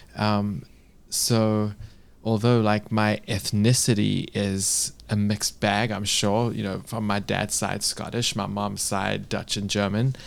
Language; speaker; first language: English; native; English